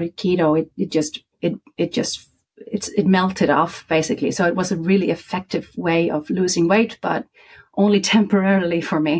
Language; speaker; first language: English; non-native, fluent; Icelandic